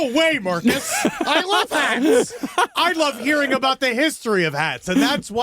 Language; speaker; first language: English; native; English